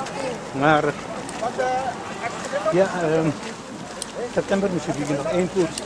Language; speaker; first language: Dutch; early bilingual, other home language; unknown